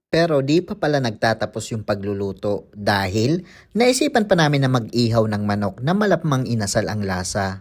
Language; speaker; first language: Filipino; native; Filipino